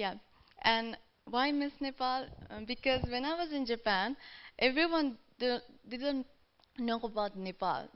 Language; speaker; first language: English; non-native, learner; Nepali